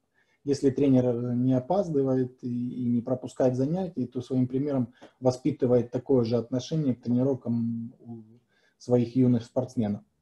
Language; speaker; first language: Russian; native; Russian